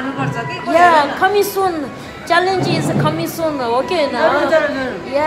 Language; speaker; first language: English; non-native, learner; Nepali